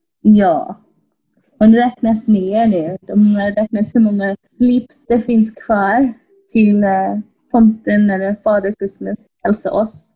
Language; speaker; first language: Swedish; non-native, fluent; English